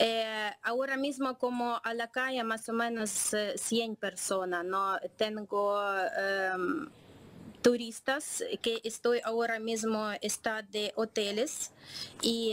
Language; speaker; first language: Spanish; non-native, learner; Ukrainian